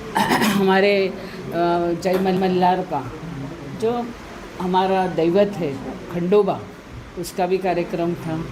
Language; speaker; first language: Hindi; non-native, local second language; Marathi